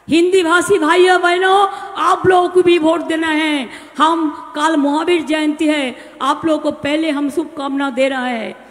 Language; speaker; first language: Hindi; non-native, local second language; Bangla